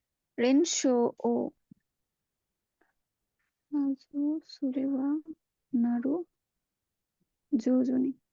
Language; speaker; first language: Japanese; non-native, learner; Bangla